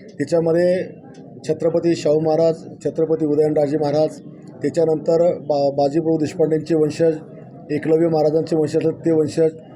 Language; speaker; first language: Marathi; native; Marathi